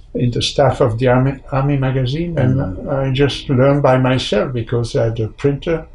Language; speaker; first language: English; non-native, fluent; French